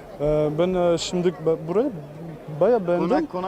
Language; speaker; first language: Turkish; early bilingual, heritage; Turkish